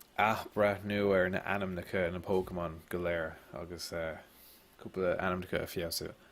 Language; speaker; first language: Irish; non-native, local second language; English